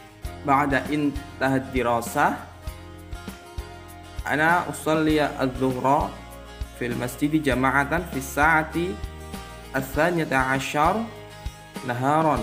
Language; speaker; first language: Arabic; non-native, learner; Javanese